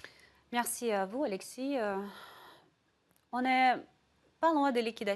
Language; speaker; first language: French; non-native, fluent; Russian